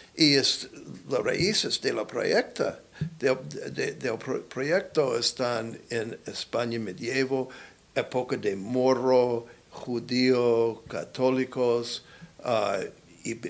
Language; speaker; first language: Spanish; non-native, learner; English